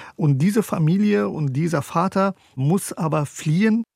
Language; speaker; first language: German; early bilingual, other home language; Persian